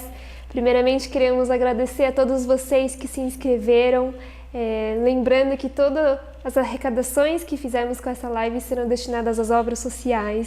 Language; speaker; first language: Portuguese; native; Portuguese